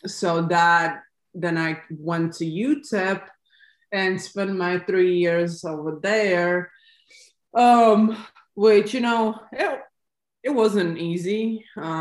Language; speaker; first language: English; non-native, fluent; Latvian